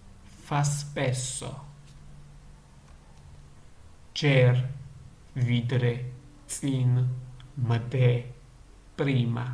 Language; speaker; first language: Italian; non-native, learner; Georgian